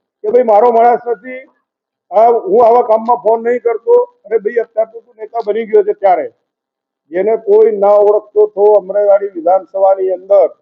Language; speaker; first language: Gujarati; non-native, local second language; Hindi